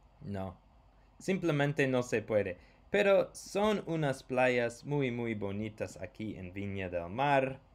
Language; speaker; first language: Spanish; non-native, fluent; English